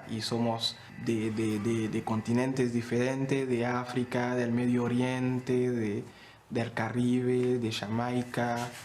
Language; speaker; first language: Spanish; non-native, fluent; Haitian Creole